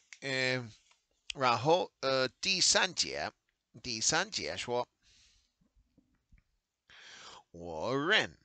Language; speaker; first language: Chinese; non-native, learner; English